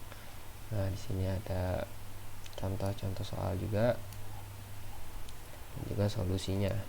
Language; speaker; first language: Indonesian; native; Indonesian